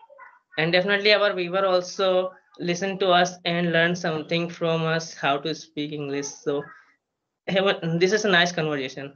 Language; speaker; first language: English; non-native, learner; Hindi